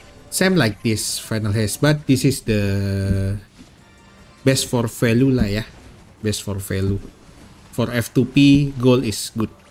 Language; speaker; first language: English; non-native, learner; Indonesian